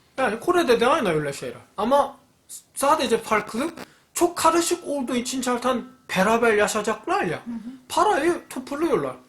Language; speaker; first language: Turkish; non-native, fluent; Korean